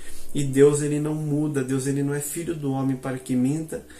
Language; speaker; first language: Portuguese; native; Portuguese